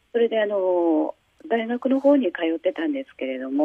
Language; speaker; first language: Japanese; native; Japanese